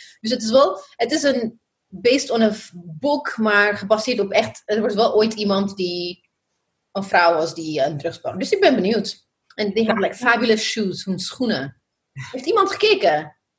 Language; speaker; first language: Dutch; non-native, fluent; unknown